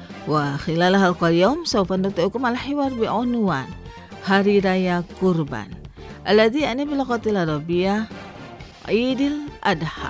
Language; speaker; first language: Arabic; non-native, fluent; Indonesian